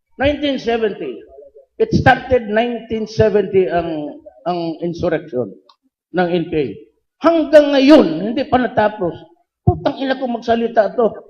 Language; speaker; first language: Filipino; non-native, local second language; Cebuano